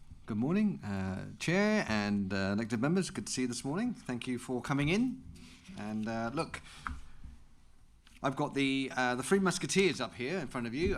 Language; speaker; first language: English; native; English